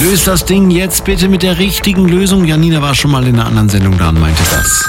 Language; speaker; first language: German; native; German